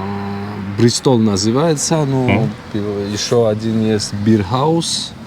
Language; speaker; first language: Russian; non-native, learner; Georgian